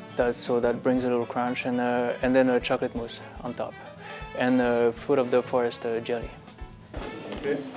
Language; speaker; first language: English; non-native, fluent; French